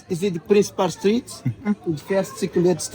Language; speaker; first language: English; non-native, learner; Portuguese